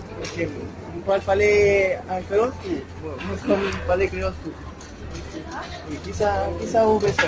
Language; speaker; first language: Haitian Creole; non-native, learner; Spanish